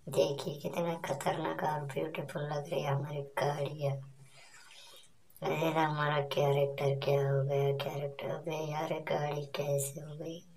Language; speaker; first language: Hindi; non-native, local second language; Marathi